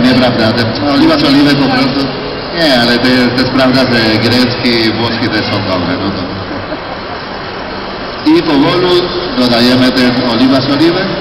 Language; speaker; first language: Polish; non-native, learner; Spanish